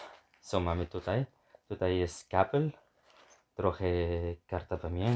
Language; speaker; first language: Polish; non-native, learner; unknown